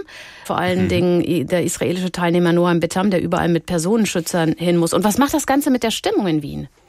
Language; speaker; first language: German; native; German